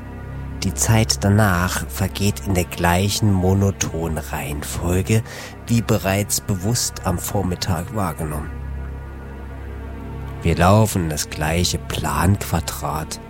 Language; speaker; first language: German; native; German